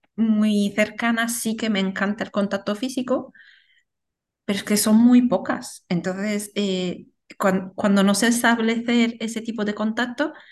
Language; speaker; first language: Spanish; non-native, fluent; Italian